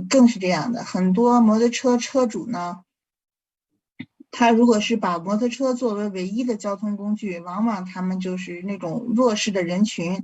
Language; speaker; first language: Chinese; native; Chinese